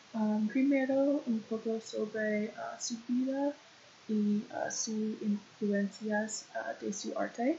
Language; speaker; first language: Spanish; non-native, learner; English